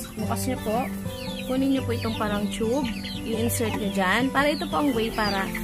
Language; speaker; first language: Filipino; non-native, local second language; Bikol